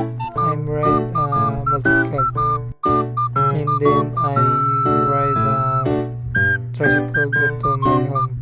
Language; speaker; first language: English; non-native, learner; Cebuano